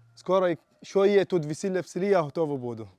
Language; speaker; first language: Ukrainian; non-native, learner; Arabic